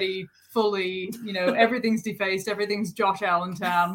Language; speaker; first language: English; non-native, local second language; Cantonese